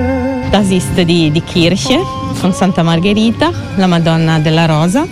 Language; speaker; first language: German; non-native, learner; Italian